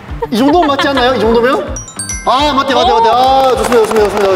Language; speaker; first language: Korean; native; Korean